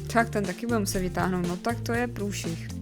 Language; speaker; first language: Czech; native; Czech